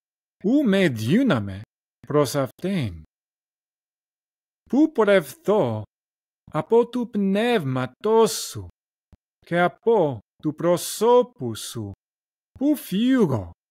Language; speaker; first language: Greek; non-native, learner; English